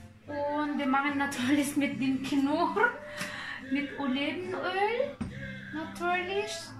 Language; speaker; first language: German; non-native, learner; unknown